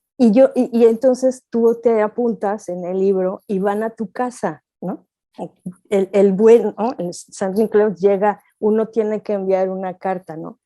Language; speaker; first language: Spanish; native; Spanish